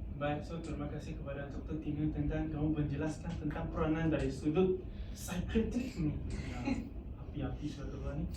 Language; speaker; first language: Malay; non-native, local second language; Chinese